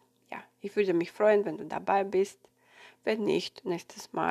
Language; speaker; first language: German; non-native, fluent; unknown